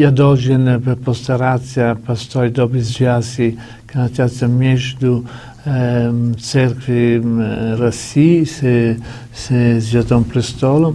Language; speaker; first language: Russian; non-native, learner; Italian